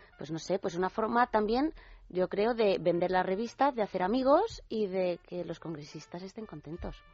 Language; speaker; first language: Spanish; native; Spanish